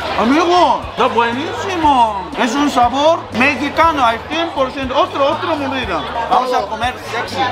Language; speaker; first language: Spanish; non-native, fluent; Korean